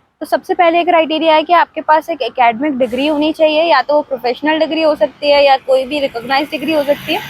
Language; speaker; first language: Hindi; native; Hindi